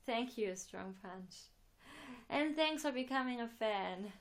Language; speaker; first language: English; non-native, fluent; German